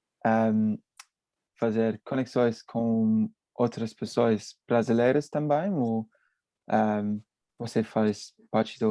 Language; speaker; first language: Portuguese; non-native, learner; English